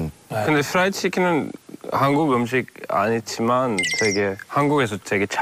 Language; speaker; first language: Korean; non-native, fluent; Swedish